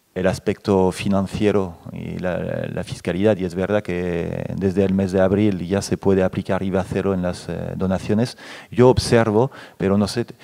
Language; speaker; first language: Spanish; non-native, fluent; French